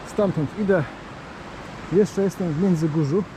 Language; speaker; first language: Polish; native; Polish